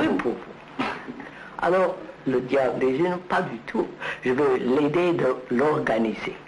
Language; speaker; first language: French; non-native, learner; Telugu